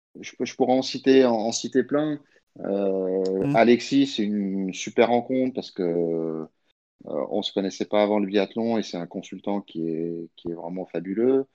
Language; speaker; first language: French; early bilingual, other home language; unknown